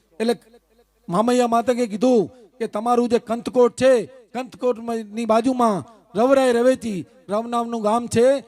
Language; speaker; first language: Gujarati; non-native, local second language; Kachhi